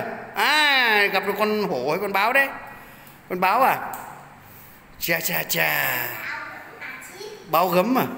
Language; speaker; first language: Vietnamese; native; Vietnamese